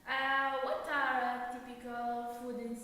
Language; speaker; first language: English; non-native, learner; Italian